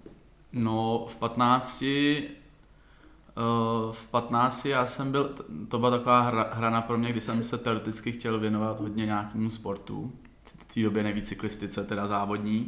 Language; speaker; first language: Czech; native; Czech